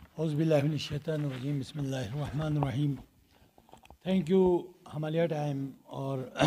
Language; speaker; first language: Urdu; non-native, local second language; Balti